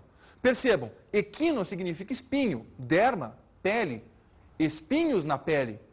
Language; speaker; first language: Portuguese; native; Portuguese